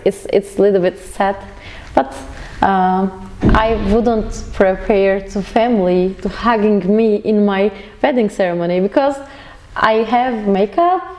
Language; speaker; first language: English; non-native, learner; Turkish